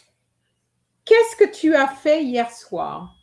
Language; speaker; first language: French; non-native, fluent; English